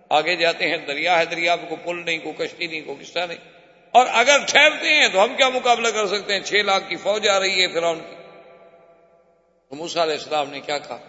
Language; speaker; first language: Urdu; native; Urdu